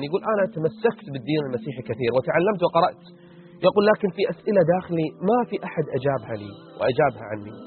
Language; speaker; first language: Arabic; native; Arabic